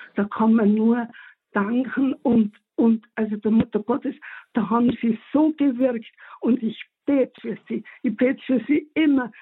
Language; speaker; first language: German; native; German